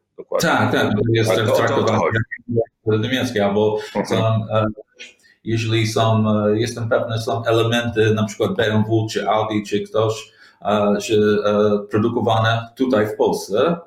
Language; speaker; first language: Polish; non-native, learner; English